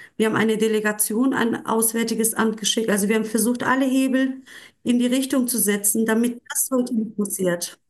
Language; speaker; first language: German; non-native, fluent; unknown